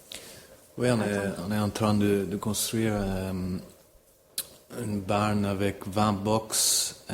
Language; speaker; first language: French; non-native, fluent; English